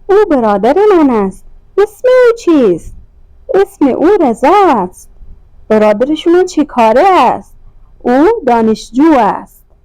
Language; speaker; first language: Persian; non-native, fluent; Urdu